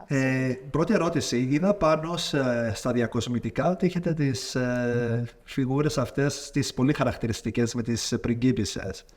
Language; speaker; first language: Greek; native; Greek